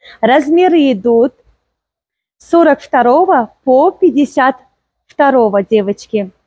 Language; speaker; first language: Russian; non-native, local second language; Tajik